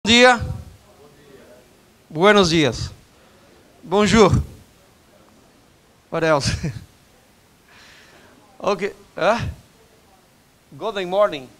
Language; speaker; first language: English; non-native, fluent; Portuguese